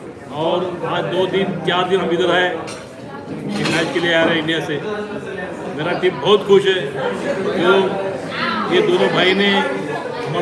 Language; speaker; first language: Hindi; non-native, local second language; Marathi